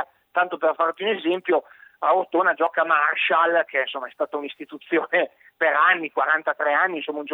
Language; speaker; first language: Italian; native; Italian